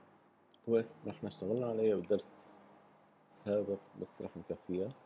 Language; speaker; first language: Arabic; native; Arabic